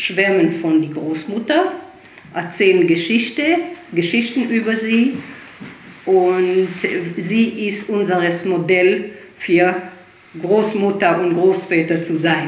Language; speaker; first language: German; early bilingual, heritage; German